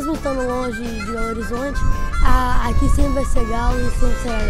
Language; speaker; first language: Portuguese; native; Portuguese